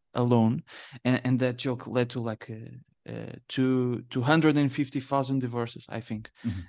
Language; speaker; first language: English; non-native, learner; Portuguese